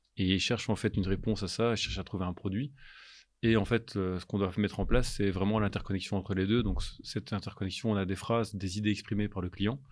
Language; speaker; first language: French; native; French